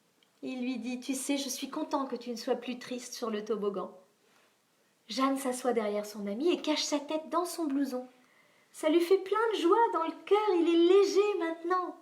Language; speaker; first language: French; native; French